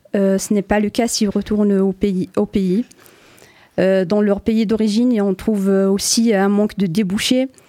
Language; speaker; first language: French; non-native, local second language; Arabic